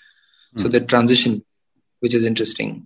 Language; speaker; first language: English; non-native, local second language; Gujarati